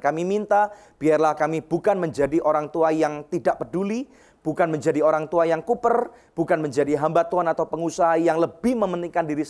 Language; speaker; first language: Indonesian; native; Indonesian